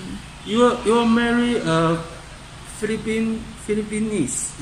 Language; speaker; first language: English; non-native, learner; Chinese